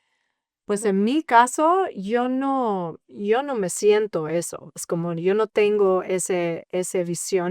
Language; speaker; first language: Spanish; early bilingual, heritage; English